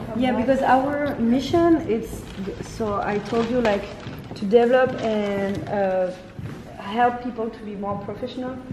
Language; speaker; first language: English; non-native, fluent; French